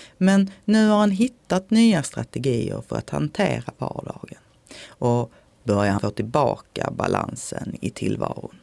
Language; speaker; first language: Swedish; native; Swedish